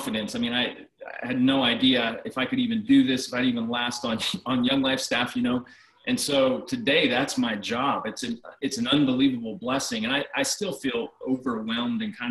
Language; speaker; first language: English; native; English